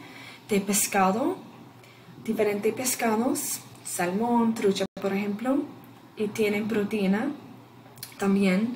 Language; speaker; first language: Spanish; non-native, fluent; English